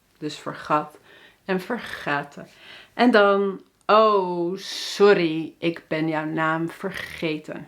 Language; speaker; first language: Dutch; native; Dutch